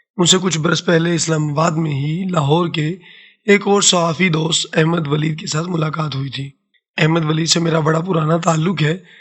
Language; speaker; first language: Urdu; non-native, local second language; Saraiki